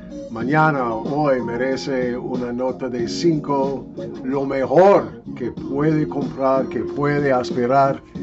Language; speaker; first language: Spanish; non-native, fluent; English